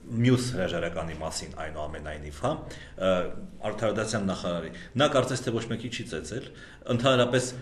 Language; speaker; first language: Armenian; native; Armenian